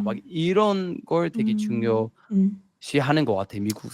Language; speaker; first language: Korean; non-native, fluent; English